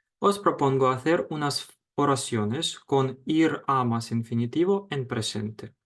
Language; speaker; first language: Spanish; non-native, fluent; Ukrainian